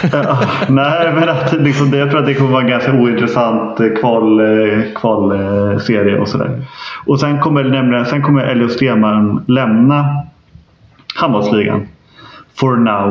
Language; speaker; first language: Swedish; native; Swedish